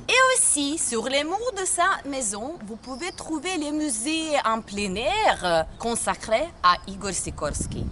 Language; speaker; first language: French; non-native, learner; Ukrainian